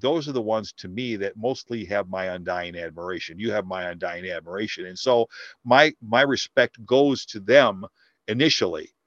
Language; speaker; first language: English; native; English